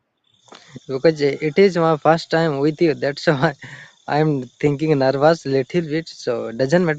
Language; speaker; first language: English; non-native, learner; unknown